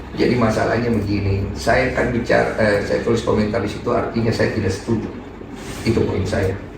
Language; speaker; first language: Indonesian; native; Indonesian